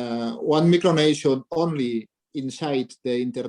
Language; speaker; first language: English; non-native, learner; Catalan